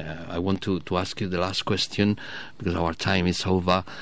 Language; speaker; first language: English; non-native, fluent; Basque